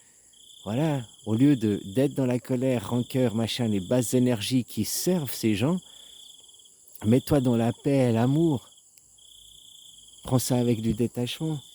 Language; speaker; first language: French; native; French